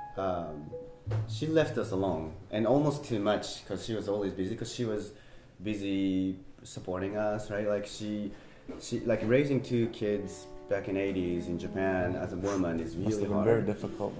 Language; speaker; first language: English; non-native, fluent; Japanese